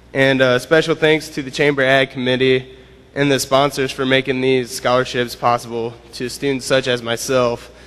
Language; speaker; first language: English; native; English